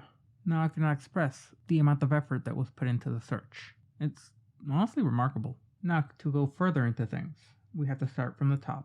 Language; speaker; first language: English; native; English